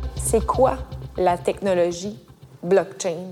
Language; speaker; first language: French; native; French